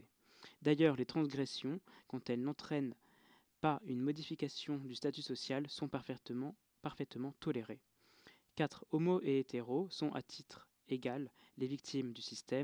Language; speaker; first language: French; native; French